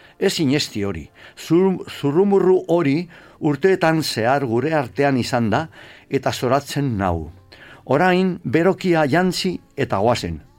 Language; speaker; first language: Basque; non-native, local second language; Spanish